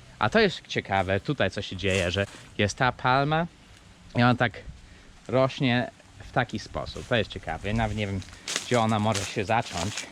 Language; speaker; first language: Polish; non-native, fluent; English